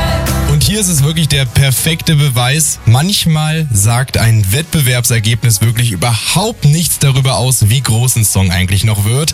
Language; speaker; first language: German; native; German